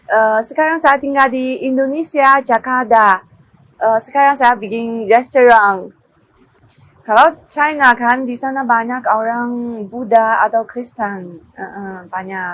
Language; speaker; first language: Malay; non-native, learner; Chinese